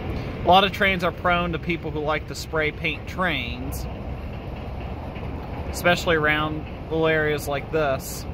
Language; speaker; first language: English; native; English